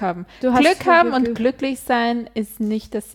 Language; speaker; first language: German; native; German